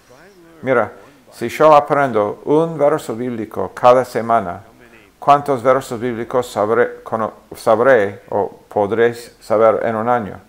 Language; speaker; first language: Spanish; non-native, fluent; English